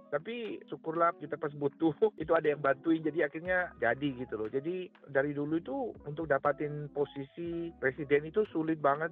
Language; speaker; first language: Indonesian; native; Indonesian